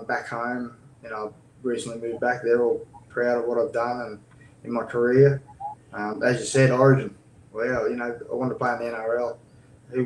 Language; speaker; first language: English; native; English